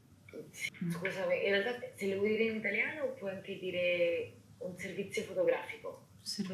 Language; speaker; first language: Italian; native; Italian